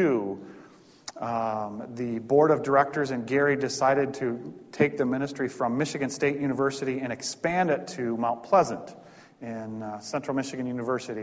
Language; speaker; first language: English; native; English